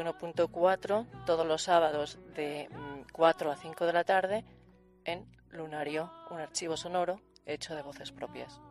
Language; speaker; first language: Spanish; native; Spanish